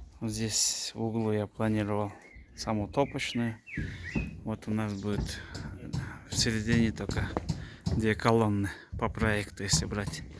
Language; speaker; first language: Russian; non-native, local second language; Kyrgyz